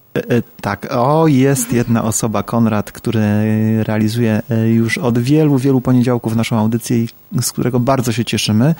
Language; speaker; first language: Polish; native; Polish